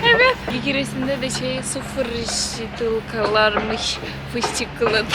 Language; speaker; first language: Turkish; non-native, fluent; Russian